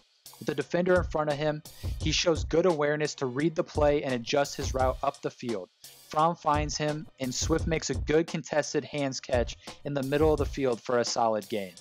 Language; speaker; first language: English; native; English